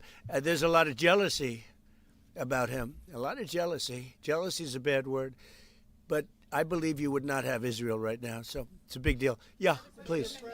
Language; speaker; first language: English; native; English